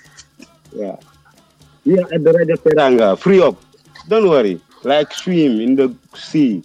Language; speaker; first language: English; non-native, learner; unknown